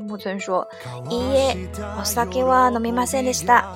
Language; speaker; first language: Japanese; non-native, fluent; Chinese